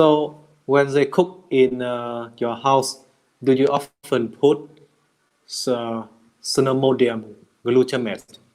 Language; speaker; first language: English; non-native, learner; Vietnamese